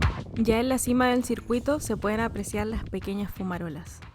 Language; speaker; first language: Spanish; native; Spanish